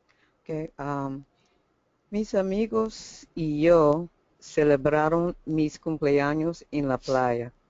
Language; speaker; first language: Spanish; non-native, learner; English